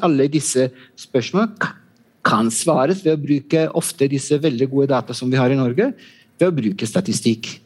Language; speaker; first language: Norwegian; non-native, fluent; Italian